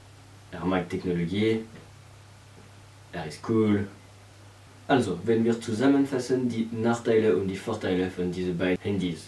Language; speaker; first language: German; non-native, learner; French